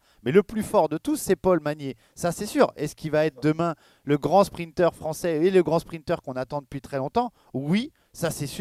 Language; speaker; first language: French; native; French